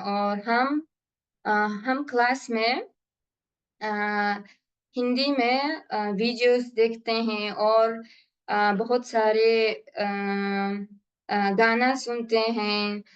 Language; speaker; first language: Hindi; non-native, learner; Uzbek